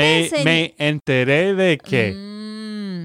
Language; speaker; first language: Spanish; non-native, learner; English